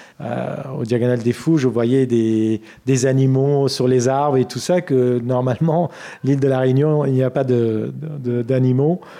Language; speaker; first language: French; non-native, fluent; Armenian